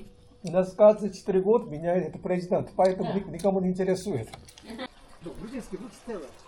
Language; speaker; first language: Russian; non-native, learner; Korean